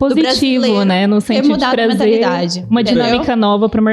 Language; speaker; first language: Portuguese; native; Portuguese